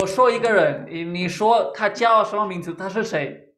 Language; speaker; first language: Chinese; non-native, fluent; Spanish